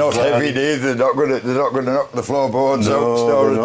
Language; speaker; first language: English; native; English